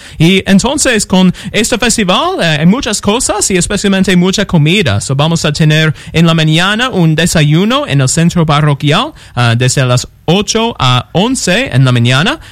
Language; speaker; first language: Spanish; non-native, learner; English